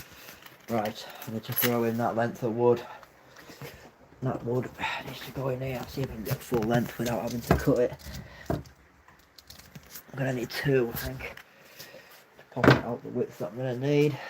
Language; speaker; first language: English; native; English